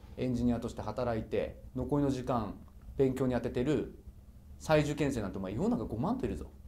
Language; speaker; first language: Japanese; native; Japanese